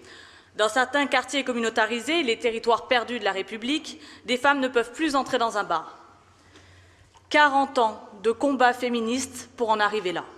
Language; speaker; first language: French; native; French